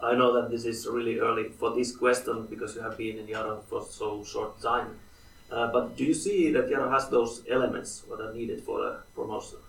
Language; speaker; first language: English; non-native, fluent; Finnish